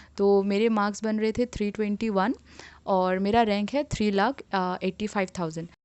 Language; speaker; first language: Hindi; non-native, local second language; Assamese